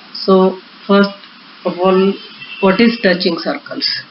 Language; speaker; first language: English; non-native, local second language; Marathi